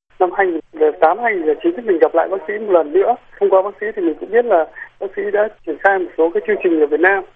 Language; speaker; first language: Vietnamese; native; Vietnamese